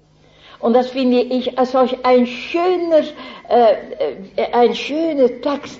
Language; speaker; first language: German; non-native, fluent; Dutch